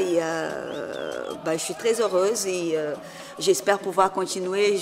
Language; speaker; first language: French; non-native, fluent; Portuguese